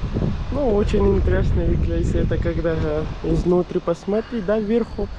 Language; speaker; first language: Russian; non-native, learner; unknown